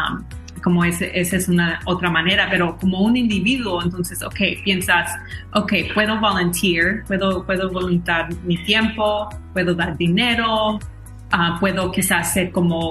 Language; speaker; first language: Spanish; early bilingual, heritage; Spanish